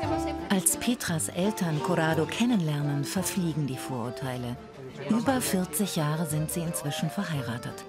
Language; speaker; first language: German; native; German